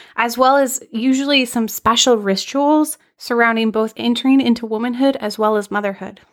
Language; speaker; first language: English; native; English